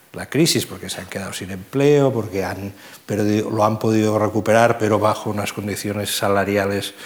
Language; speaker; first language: Spanish; non-native, local second language; Catalan